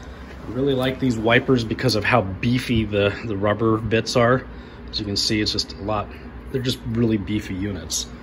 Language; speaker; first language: English; native; English